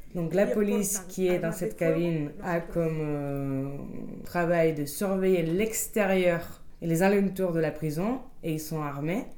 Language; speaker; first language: French; non-native, fluent; Spanish